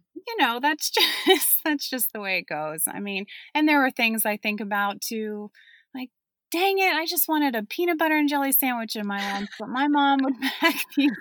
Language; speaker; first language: English; early bilingual, other home language; German